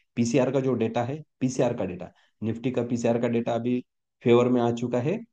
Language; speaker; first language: Hindi; non-native, local second language; Marathi